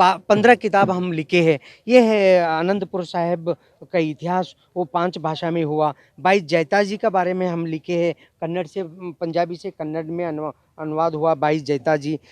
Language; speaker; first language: Hindi; non-native, local second language; Kannada